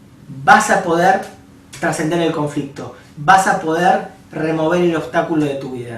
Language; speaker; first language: Spanish; native; Spanish